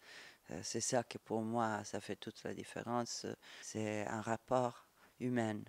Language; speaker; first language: French; non-native, fluent; Italian